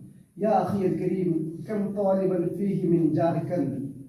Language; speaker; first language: Arabic; non-native, learner; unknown